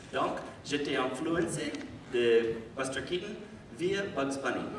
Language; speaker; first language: French; non-native, learner; English